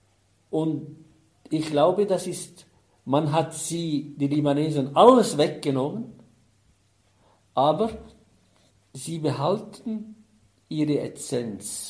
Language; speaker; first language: German; non-native, fluent; Arabic